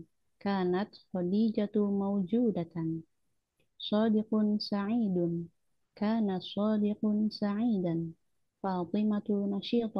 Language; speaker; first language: Arabic; non-native, learner; Indonesian